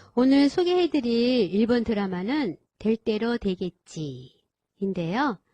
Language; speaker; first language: Korean; native; Korean